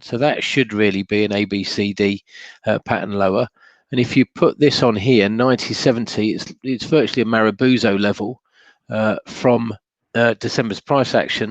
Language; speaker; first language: English; native; English